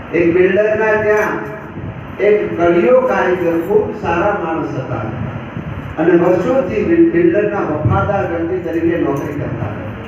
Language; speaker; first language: Gujarati; native; Gujarati